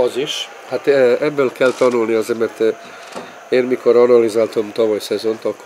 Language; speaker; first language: Hungarian; non-native, fluent; Serbian